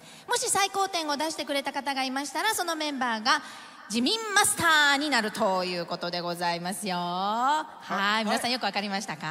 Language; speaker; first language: Japanese; native; Japanese